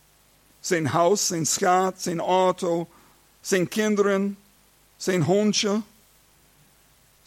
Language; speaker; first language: Dutch; non-native, learner; English